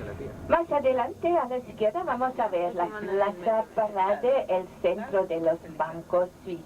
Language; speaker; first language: Spanish; non-native, fluent; German